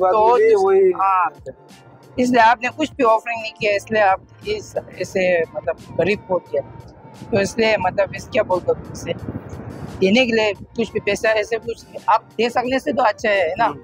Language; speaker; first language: Hindi; non-native, local second language; Tibetan